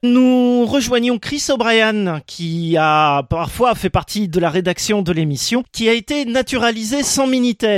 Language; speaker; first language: French; native; French